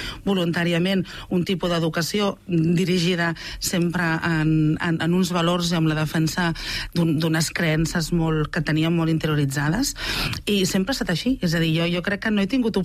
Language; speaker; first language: Catalan; native; Catalan